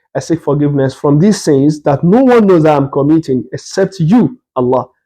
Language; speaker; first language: English; non-native, local second language; Yoruba